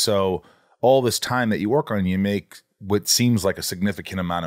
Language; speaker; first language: English; native; English